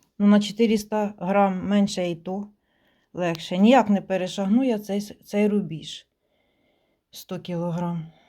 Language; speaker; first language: Ukrainian; non-native, local second language; Russian